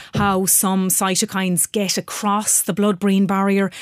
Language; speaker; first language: English; native; English